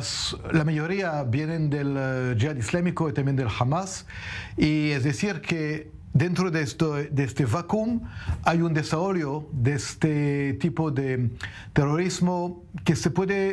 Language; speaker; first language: Spanish; non-native, fluent; French